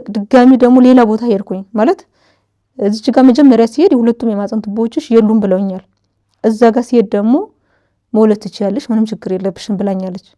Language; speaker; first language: Amharic; native; Amharic